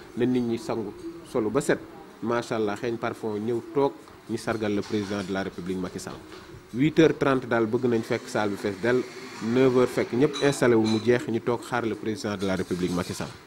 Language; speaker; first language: Wolof; non-native, local second language; Fula